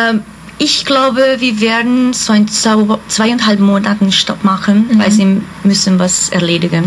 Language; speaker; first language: German; non-native, fluent; Hungarian